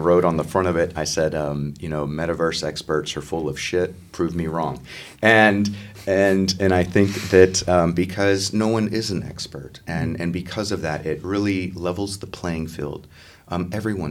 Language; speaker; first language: English; native; English